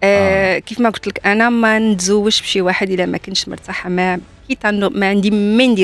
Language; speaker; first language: Arabic; native; Arabic